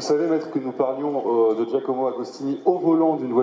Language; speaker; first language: French; native; French